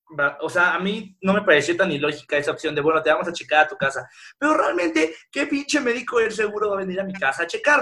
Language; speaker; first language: Spanish; native; Spanish